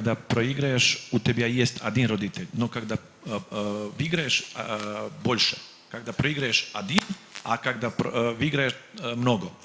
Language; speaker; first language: Russian; non-native, learner; Serbian